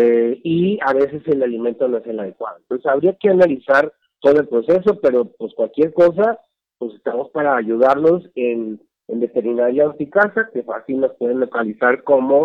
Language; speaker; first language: Spanish; native; Spanish